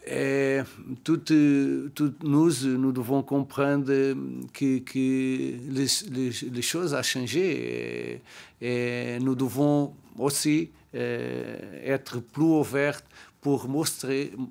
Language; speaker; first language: French; non-native, learner; Portuguese